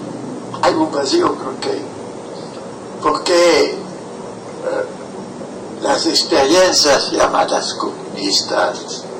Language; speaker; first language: Spanish; non-native, fluent; French